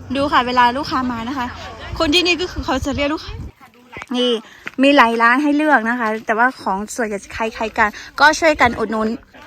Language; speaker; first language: Thai; non-native, local second language; Karen languages